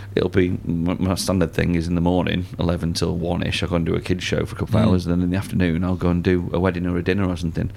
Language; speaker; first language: English; native; English